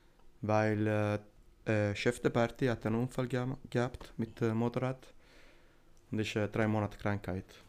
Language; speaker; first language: German; non-native, learner; Italian